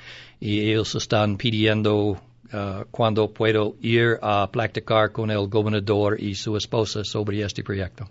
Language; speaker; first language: Spanish; non-native, learner; English